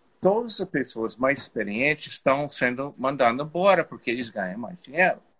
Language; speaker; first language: Portuguese; non-native, fluent; English